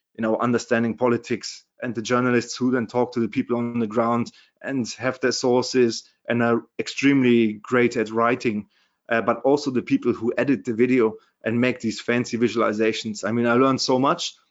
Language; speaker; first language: English; non-native, fluent; German